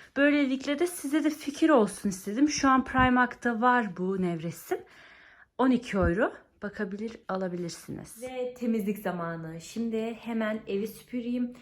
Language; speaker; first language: Turkish; early bilingual, heritage; Turkish